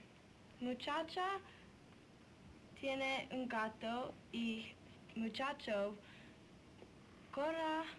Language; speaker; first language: Spanish; non-native, learner; English